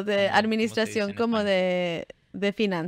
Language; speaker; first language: Spanish; early bilingual, heritage; Spanish